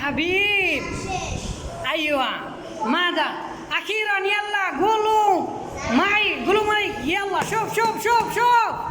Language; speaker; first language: Arabic; non-native, fluent; Bangla